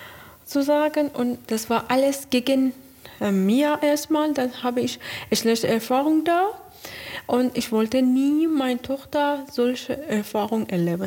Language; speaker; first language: German; non-native, learner; Persian